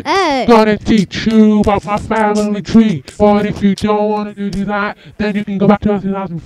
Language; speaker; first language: English; native; English